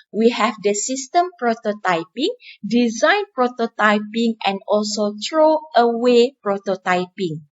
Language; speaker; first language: English; non-native, local second language; Malay